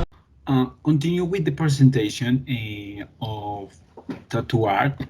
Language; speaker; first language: English; non-native, learner; Spanish